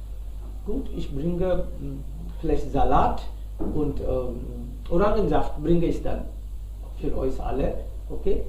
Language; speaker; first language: German; non-native, fluent; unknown